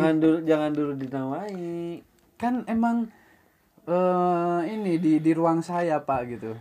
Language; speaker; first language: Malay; non-native, local second language; Sundanese